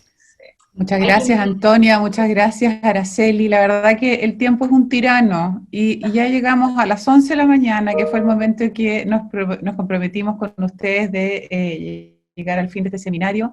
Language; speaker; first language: Spanish; native; Spanish